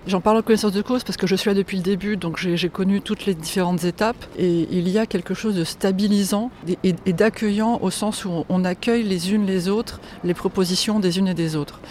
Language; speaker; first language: French; non-native, fluent; Polish